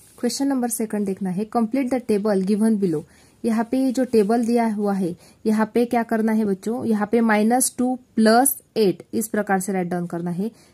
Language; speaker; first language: Hindi; non-native, local second language; Marathi